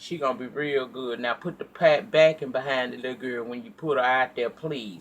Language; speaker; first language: English; native; English